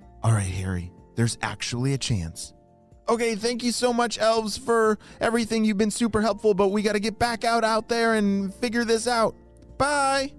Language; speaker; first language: English; native; English